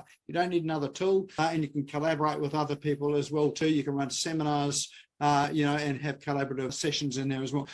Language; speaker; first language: English; native; English